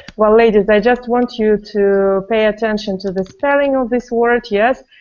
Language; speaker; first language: English; non-native, fluent; Russian